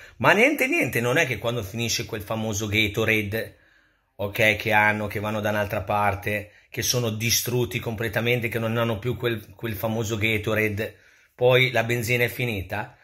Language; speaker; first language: Italian; native; Italian